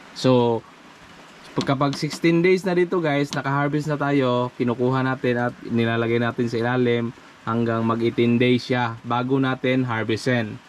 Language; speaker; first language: Filipino; non-native, local second language; Cebuano